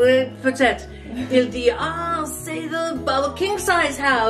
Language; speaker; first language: French; non-native, learner; English